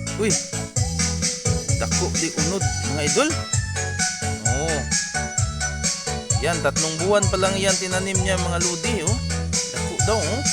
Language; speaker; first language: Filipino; non-native, local second language; Cebuano